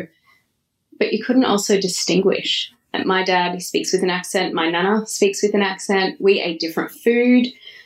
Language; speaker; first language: English; native; English